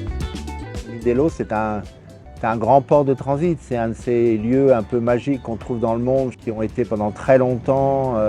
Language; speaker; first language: French; native; French